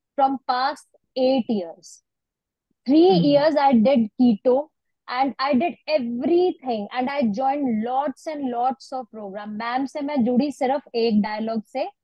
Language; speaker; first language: Hindi; native; Hindi